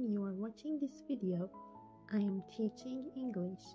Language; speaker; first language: English; non-native, fluent; Persian